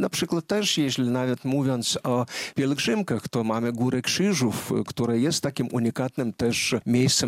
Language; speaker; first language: Polish; non-native, fluent; Lithuanian